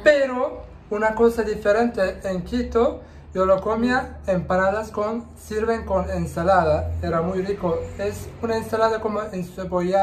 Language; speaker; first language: Spanish; non-native, learner; Turkish